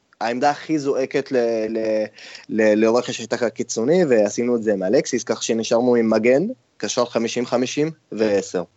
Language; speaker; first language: Hebrew; non-native, local second language; Arabic